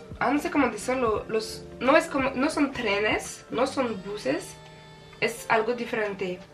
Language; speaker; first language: Spanish; non-native, learner; French